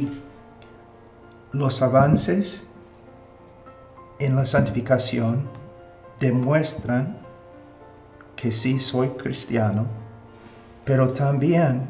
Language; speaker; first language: Spanish; non-native, fluent; English